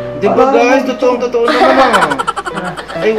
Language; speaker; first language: Filipino; native; Filipino